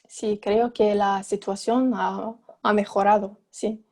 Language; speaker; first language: Spanish; non-native, fluent; Arabic